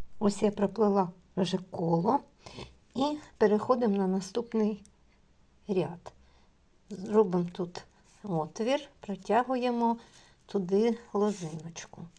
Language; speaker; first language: Ukrainian; non-native, local second language; Russian